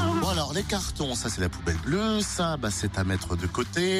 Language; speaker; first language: French; native; French